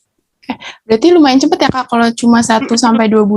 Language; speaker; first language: Indonesian; native; Indonesian